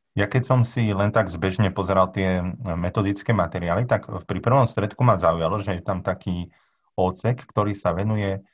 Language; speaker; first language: Slovak; native; Slovak